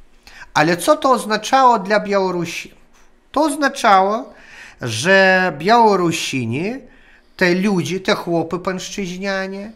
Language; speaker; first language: Polish; non-native, learner; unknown